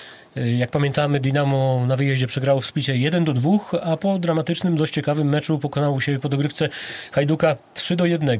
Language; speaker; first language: Polish; native; Polish